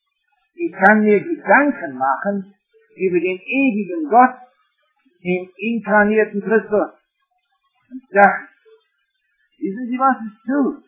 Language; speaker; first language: German; non-native, fluent; English